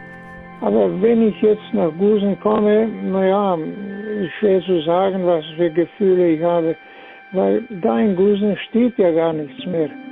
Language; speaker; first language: German; non-native, fluent; Slovenian